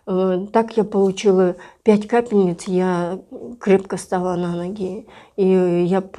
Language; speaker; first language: Russian; native; Russian